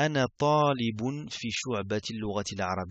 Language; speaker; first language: Arabic; non-native, fluent; French